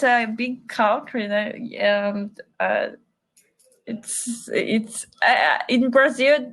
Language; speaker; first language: English; non-native, learner; Portuguese